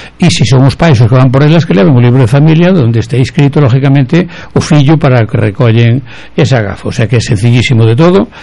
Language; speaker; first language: Galician; native; Galician